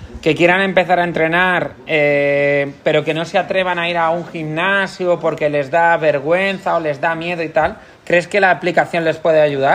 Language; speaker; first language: Spanish; non-native, learner; Portuguese